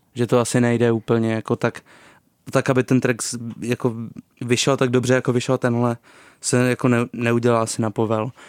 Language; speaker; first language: Czech; native; Czech